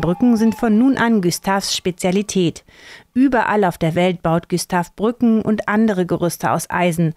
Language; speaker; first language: German; native; German